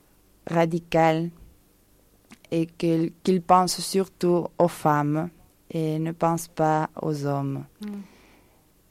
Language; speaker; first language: French; non-native, fluent; Spanish